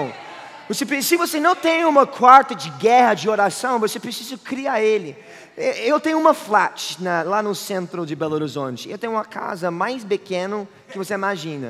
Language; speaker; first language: Portuguese; non-native, fluent; English